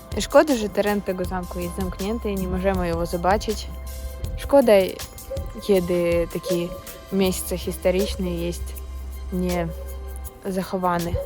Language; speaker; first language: Polish; non-native, learner; Russian